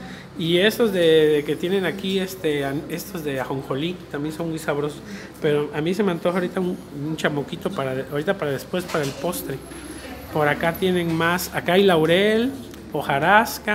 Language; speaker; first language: Spanish; native; Spanish